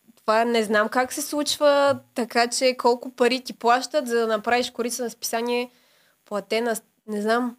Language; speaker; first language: Bulgarian; native; Bulgarian